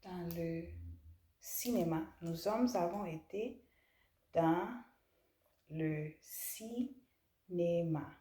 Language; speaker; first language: French; non-native, learner; English